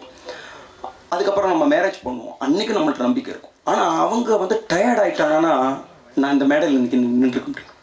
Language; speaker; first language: Tamil; native; Tamil